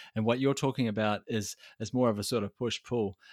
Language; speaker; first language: English; native; English